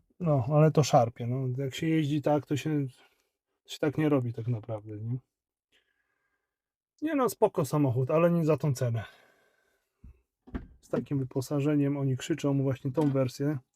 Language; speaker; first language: Polish; native; Polish